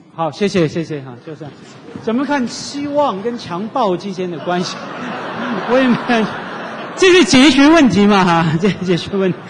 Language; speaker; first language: Chinese; non-native, local second language; Cantonese